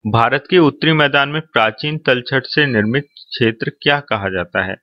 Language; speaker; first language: Hindi; native; Hindi